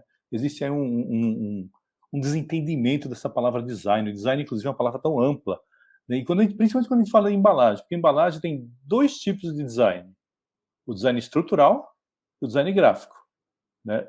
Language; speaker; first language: Portuguese; native; Portuguese